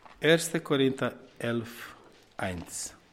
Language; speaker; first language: German; non-native, fluent; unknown